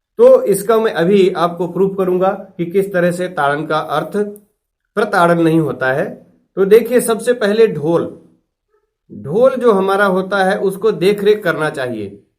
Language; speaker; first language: Hindi; native; Hindi